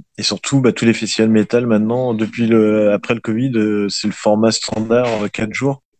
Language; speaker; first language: French; native; French